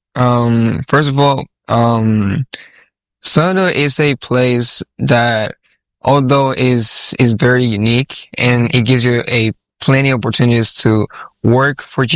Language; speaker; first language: English; non-native, fluent; Spanish